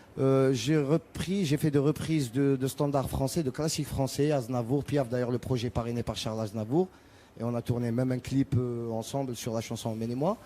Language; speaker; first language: French; non-native, local second language; Arabic